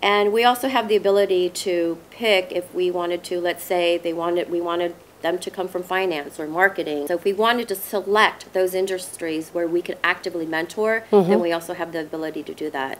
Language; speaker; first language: English; native; English